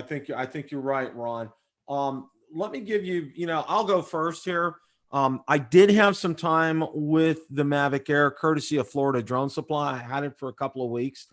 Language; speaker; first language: English; native; English